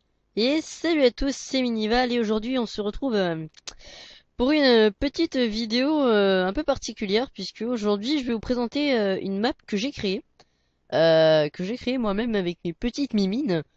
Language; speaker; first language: French; native; French